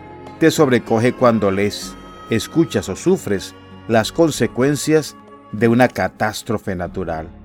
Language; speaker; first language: Spanish; native; Spanish